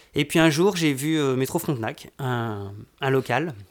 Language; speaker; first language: French; native; French